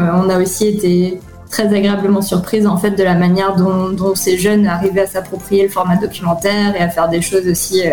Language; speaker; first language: French; native; French